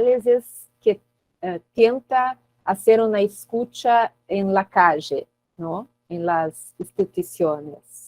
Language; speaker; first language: Spanish; non-native, learner; Portuguese